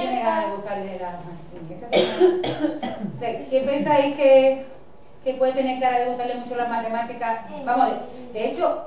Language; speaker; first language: Spanish; native; Spanish